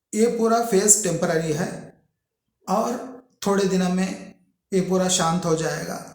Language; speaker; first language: Hindi; non-native, local second language; Telugu